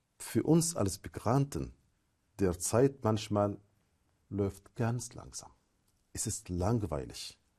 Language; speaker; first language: German; non-native, fluent; Arabic